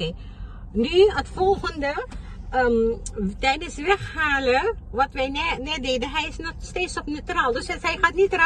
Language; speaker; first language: Dutch; non-native, fluent; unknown